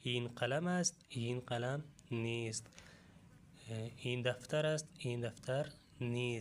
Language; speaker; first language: Persian; non-native, fluent; Urdu